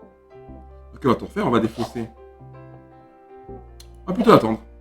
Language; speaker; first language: French; native; French